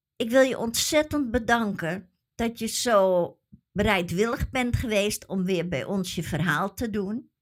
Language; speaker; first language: Dutch; native; Dutch